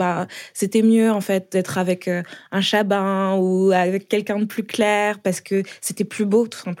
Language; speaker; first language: French; native; French